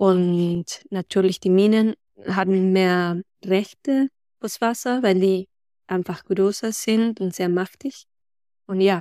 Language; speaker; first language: German; non-native, fluent; Spanish